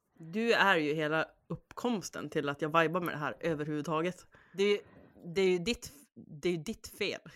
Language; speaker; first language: Swedish; native; Swedish